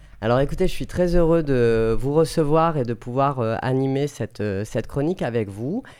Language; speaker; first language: French; native; French